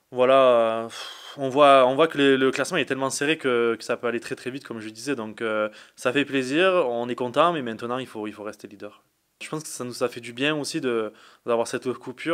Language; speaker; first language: French; native; French